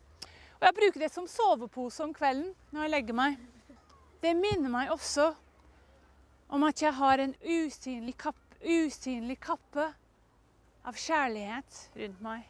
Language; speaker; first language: Norwegian; non-native, fluent; English